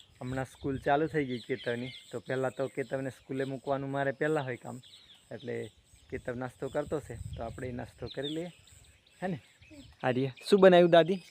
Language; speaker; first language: Gujarati; native; Gujarati